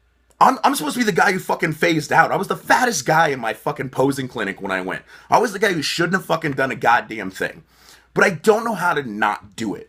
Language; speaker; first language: English; native; English